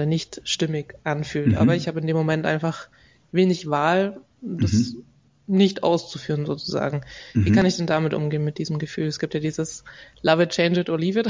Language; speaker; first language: German; native; German